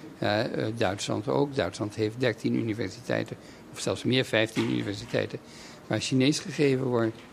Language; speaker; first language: Dutch; native; Dutch